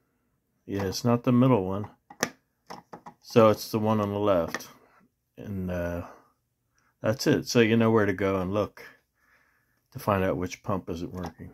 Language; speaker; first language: English; native; English